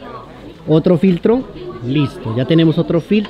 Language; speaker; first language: Spanish; native; Spanish